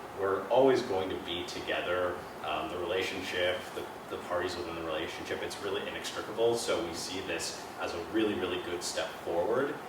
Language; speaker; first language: English; native; English